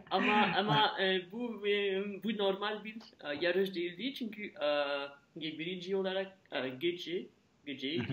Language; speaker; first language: Azerbaijani; non-native, learner; French